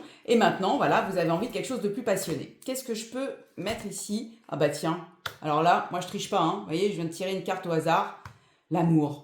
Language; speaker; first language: French; native; French